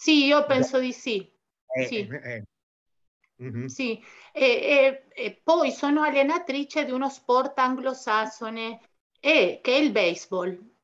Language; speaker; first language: Italian; non-native, fluent; Spanish